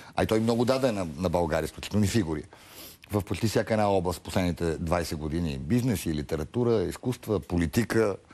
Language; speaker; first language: Bulgarian; native; Bulgarian